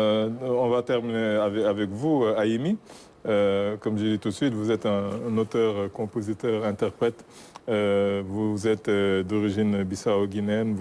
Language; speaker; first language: French; non-native, local second language; Wolof